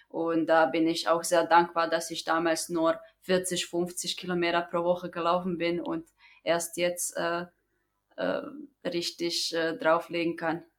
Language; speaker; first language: German; non-native, fluent; Croatian